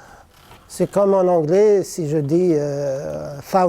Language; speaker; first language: French; non-native, local second language; Arabic